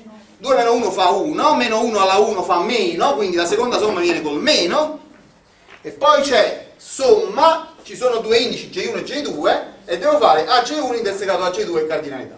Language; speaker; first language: Italian; native; Italian